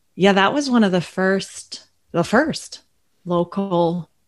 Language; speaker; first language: English; native; English